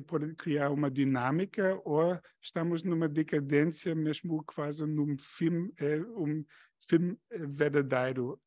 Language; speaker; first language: Portuguese; non-native, fluent; German